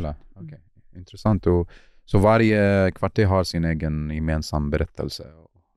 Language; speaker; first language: Swedish; non-native, fluent; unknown